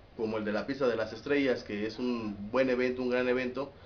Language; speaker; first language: Spanish; native; Spanish